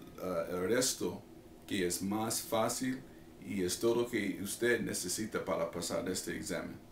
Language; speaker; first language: Spanish; non-native, fluent; English